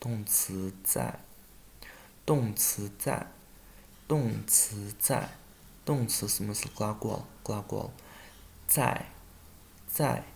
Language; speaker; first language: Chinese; non-native, fluent; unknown